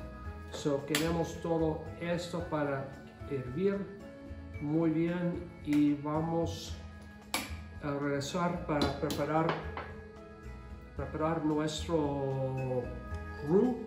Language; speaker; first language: Spanish; non-native, fluent; English